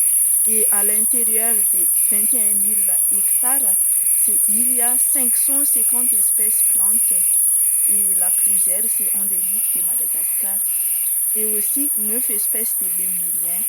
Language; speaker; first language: French; non-native, local second language; Malagasy